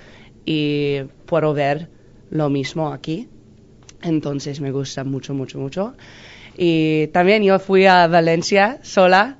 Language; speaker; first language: Spanish; non-native, learner; English